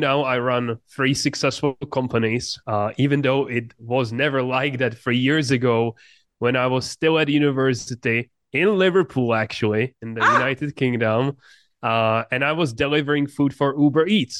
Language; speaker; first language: English; non-native, fluent; Czech